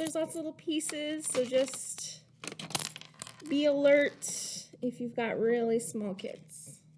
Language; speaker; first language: English; native; English